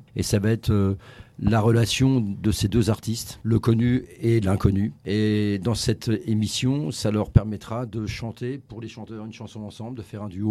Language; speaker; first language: French; native; French